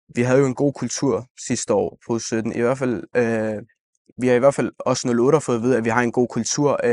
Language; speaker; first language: Danish; native; Danish